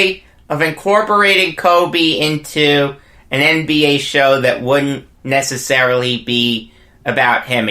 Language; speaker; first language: English; native; English